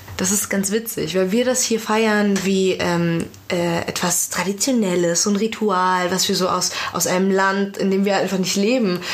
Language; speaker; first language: German; early bilingual, other home language; Persian